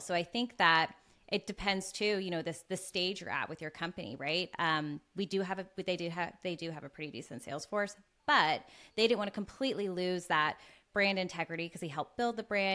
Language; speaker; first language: English; native; English